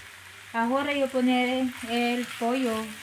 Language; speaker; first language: Spanish; non-native, learner; Filipino